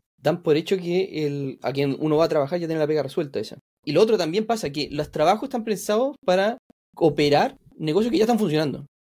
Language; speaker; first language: Spanish; native; Spanish